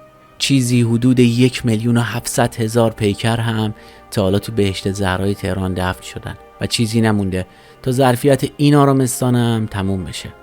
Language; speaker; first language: Persian; native; Persian